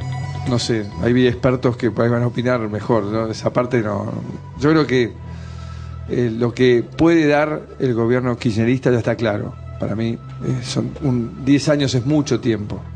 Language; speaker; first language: Spanish; native; Spanish